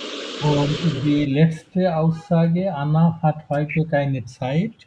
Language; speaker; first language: German; non-native, fluent; Bangla